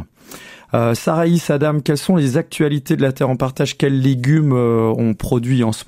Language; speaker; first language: French; native; French